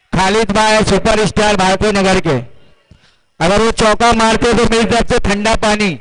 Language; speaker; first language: Hindi; native; Hindi